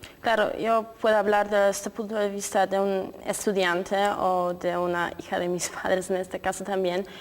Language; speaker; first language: Spanish; non-native, fluent; Polish